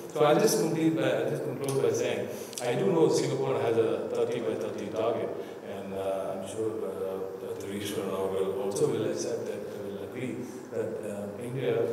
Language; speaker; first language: English; non-native, local second language; Tamil